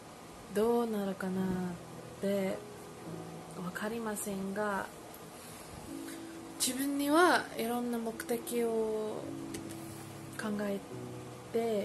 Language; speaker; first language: Japanese; non-native, learner; Filipino